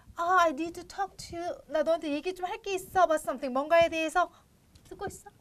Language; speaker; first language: Korean; native; Korean